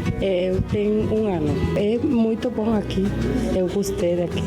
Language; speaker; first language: Portuguese; non-native, learner; Spanish